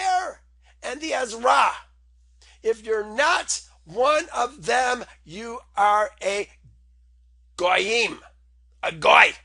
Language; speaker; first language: English; native; English